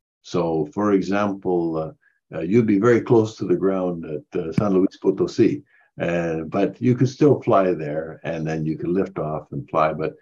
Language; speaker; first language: English; native; English